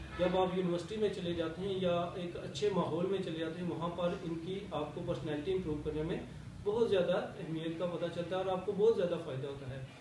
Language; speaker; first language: Urdu; non-native, local second language; Punjabi